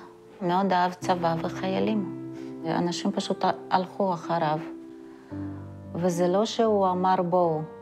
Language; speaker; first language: Hebrew; non-native, fluent; Russian